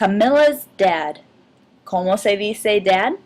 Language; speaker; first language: Spanish; non-native, fluent; English